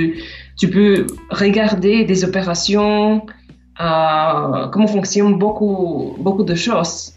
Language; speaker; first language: French; non-native, fluent; Slovak